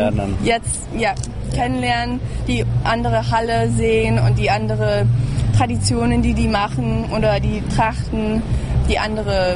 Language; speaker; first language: German; early bilingual, heritage; English